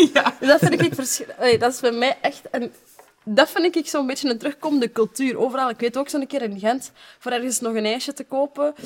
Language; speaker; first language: Dutch; early bilingual, other home language; Arabic